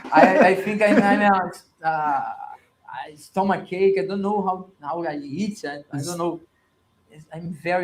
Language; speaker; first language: English; non-native, learner; Portuguese